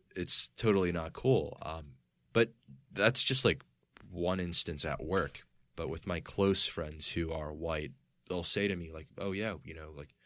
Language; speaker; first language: English; early bilingual, other home language; Spanish